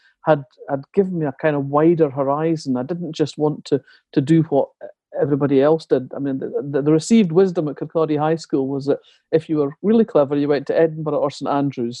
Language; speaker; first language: English; native; English